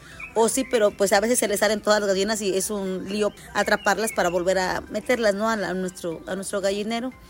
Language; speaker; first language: Spanish; native; Spanish